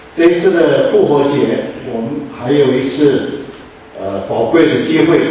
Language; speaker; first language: Chinese; native; Chinese